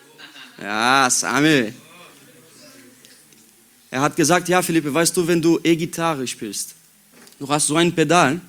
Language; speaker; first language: German; non-native, learner; Portuguese